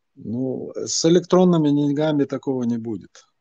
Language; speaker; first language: Russian; non-native, local second language; Chechen